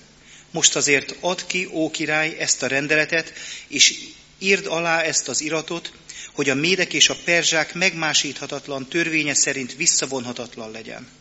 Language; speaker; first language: Hungarian; native; Hungarian